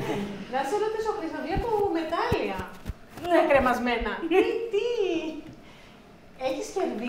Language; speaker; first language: Greek; native; Greek